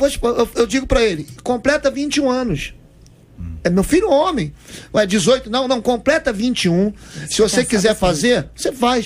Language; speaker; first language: Portuguese; native; Portuguese